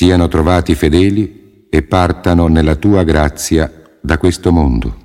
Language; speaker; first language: Italian; native; Italian